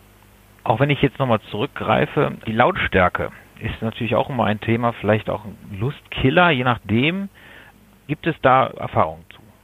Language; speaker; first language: German; native; German